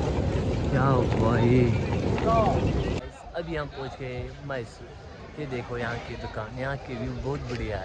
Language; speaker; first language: Hindi; non-native, local second language; Kashmiri